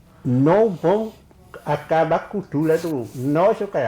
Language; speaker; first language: Portuguese; non-native, local second language; Kayapó